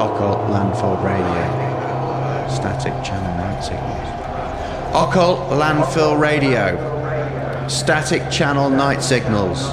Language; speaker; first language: English; native; English